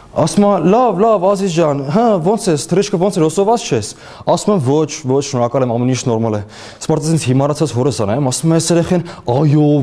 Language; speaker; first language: Armenian; early bilingual, heritage; Armenian